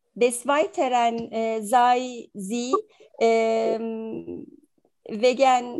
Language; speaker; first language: German; non-native, learner; Turkish